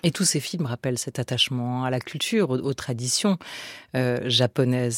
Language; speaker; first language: French; native; French